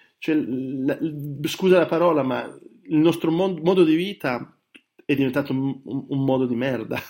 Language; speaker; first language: Italian; early bilingual, heritage; Italian